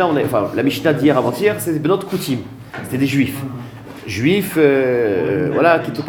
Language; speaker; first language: French; native; French